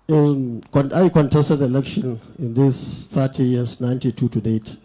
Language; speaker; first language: English; non-native, local second language; Hausa